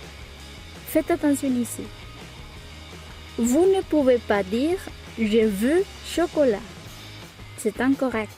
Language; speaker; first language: French; non-native, fluent; Spanish